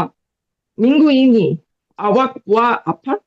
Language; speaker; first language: Indonesian; non-native, learner; English